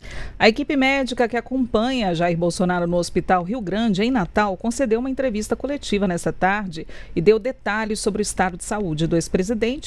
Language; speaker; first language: Portuguese; native; Portuguese